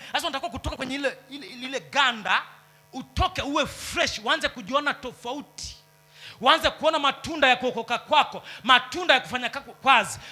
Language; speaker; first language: Swahili; native; Swahili